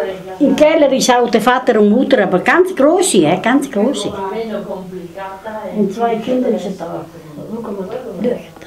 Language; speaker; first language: German; non-native, learner; Italian